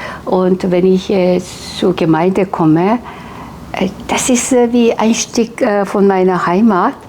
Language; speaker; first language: German; non-native, fluent; Korean